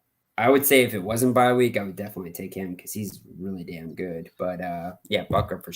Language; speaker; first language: English; native; English